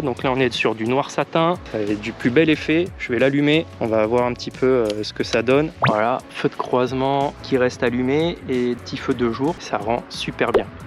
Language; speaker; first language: French; native; French